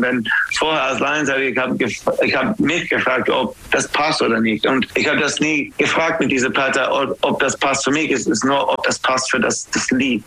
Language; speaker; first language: German; non-native, learner; English